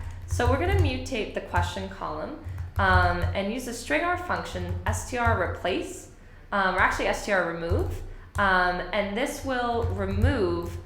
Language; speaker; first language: English; native; English